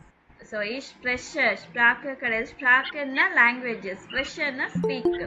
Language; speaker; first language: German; non-native, fluent; Tamil